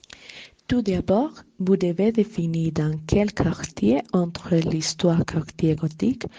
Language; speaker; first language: French; non-native, learner; Spanish